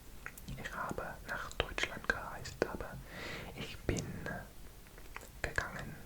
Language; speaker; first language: German; non-native, learner; Welsh